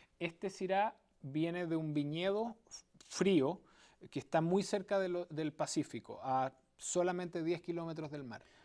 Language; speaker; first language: Spanish; native; Spanish